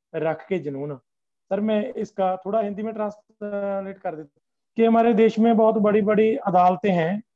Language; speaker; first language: Hindi; native; Hindi